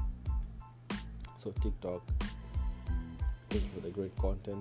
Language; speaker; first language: English; non-native, local second language; Swahili